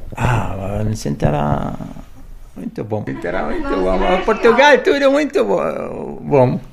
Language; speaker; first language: Portuguese; non-native, learner; Arabic